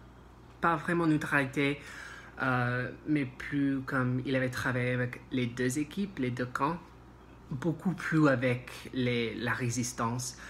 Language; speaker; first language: French; non-native, learner; English